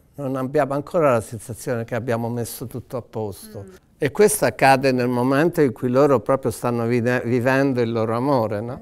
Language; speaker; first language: Italian; native; Italian